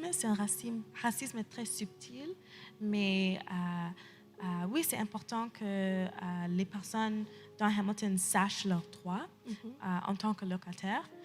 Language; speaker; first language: French; early bilingual, heritage; English